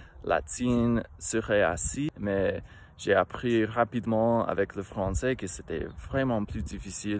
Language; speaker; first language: French; non-native, fluent; English